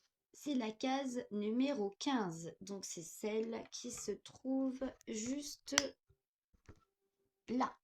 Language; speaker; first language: French; native; French